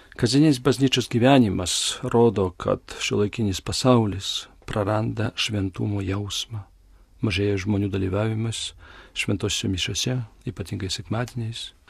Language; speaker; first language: Lithuanian; early bilingual, heritage; Lithuanian